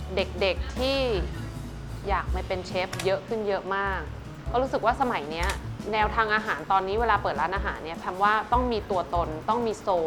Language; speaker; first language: Thai; early bilingual, other home language; Chinese